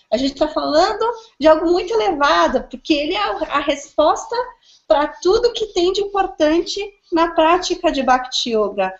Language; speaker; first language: Portuguese; native; Portuguese